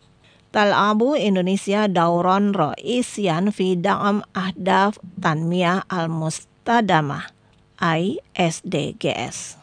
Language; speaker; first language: Arabic; non-native, fluent; Indonesian